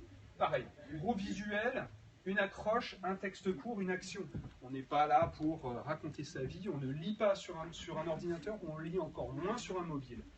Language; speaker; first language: French; native; French